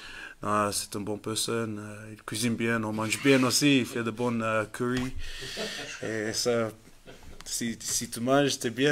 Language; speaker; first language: French; non-native, fluent; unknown